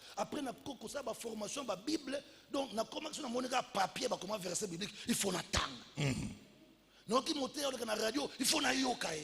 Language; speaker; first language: Lingala; native; Lingala